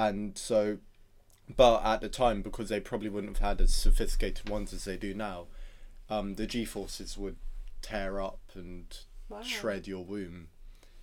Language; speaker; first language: English; native; English